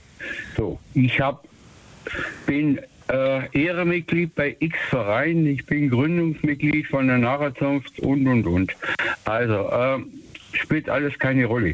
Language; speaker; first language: German; native; German